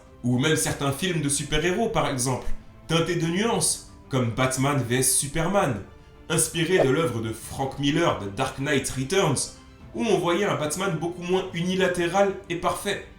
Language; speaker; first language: French; native; French